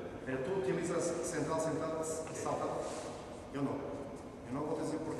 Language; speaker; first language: Spanish; non-native, learner; Portuguese